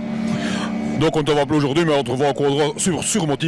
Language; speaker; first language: French; native; French